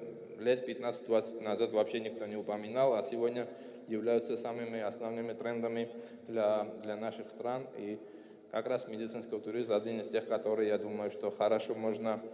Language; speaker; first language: Russian; non-native, fluent; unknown